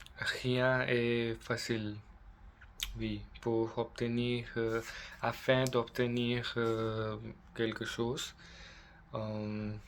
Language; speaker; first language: French; non-native, learner; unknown